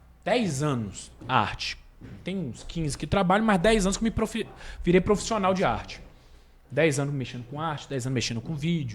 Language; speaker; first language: Portuguese; native; Portuguese